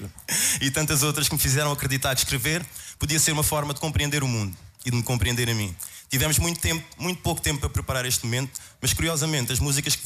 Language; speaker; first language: Portuguese; native; Portuguese